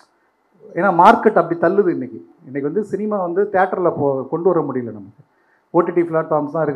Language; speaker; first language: Tamil; native; Tamil